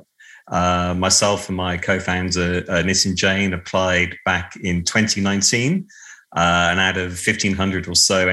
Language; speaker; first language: English; native; English